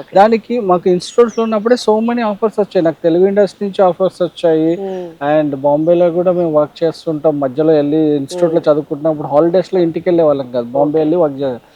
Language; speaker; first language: Telugu; native; Telugu